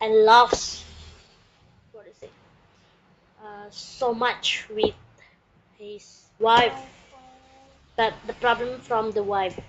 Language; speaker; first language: English; non-native, learner; Indonesian